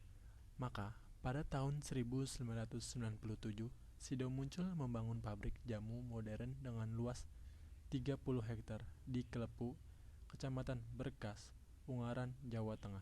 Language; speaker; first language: Indonesian; native; Indonesian